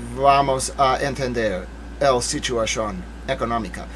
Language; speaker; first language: Spanish; non-native, learner; English